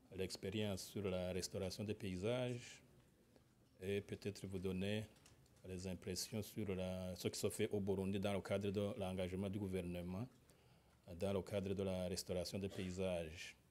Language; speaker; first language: French; non-native, local second language; Rundi